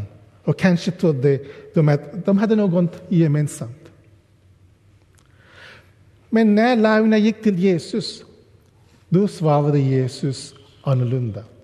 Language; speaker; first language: Swedish; non-native, fluent; English